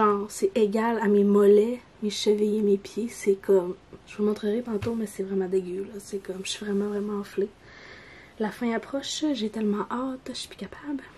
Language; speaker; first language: French; native; French